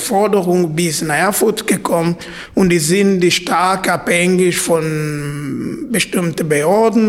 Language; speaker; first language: German; non-native, fluent; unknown